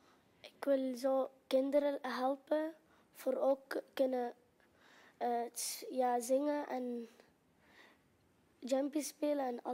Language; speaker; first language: Dutch; non-native, learner; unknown